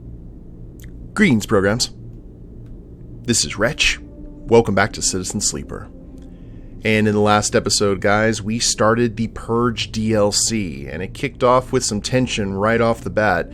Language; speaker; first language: English; native; English